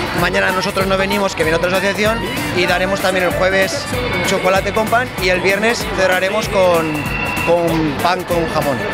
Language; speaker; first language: Spanish; native; Spanish